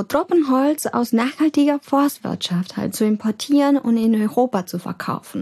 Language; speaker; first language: German; early bilingual, heritage; German